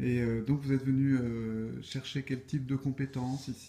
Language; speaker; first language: French; native; French